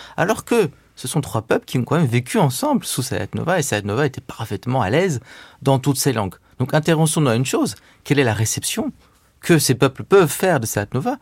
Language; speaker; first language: French; native; French